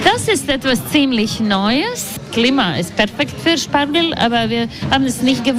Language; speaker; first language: German; non-native, learner; Latvian